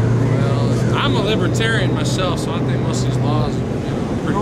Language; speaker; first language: English; native; English